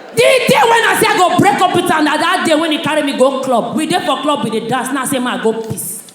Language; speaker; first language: Nigerian Pidgin; native; Nigerian Pidgin